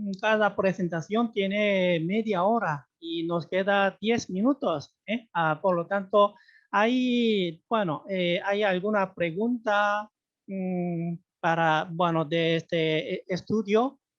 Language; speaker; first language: Spanish; non-native, fluent; Korean